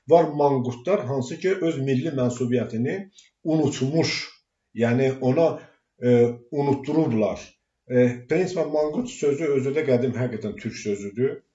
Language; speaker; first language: Azerbaijani; non-native, local second language; Talysh